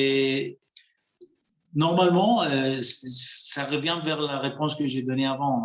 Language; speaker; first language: French; non-native, fluent; Spanish